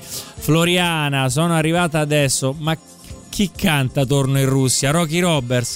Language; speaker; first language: Italian; native; Italian